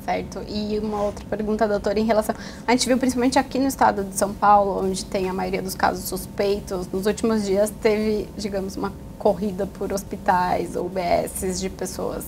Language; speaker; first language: Portuguese; native; Portuguese